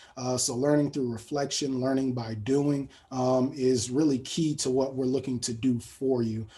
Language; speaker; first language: English; native; English